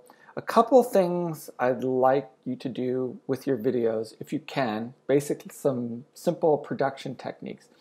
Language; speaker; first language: English; native; English